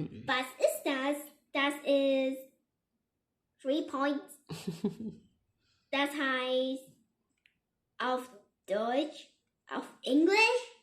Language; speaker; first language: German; non-native, learner; Vietnamese